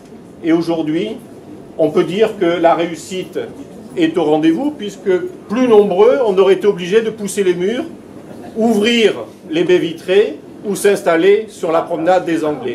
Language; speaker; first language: French; native; French